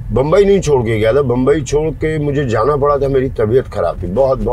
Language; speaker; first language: Hindi; native; Hindi